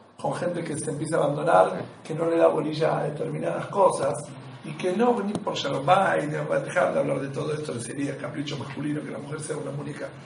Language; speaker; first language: Spanish; native; Spanish